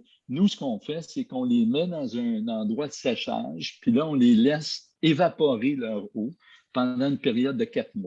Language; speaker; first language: French; native; French